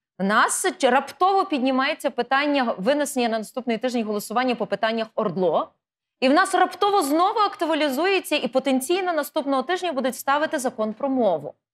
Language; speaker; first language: Ukrainian; native; Ukrainian